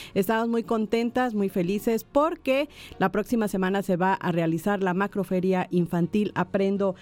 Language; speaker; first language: Spanish; native; Spanish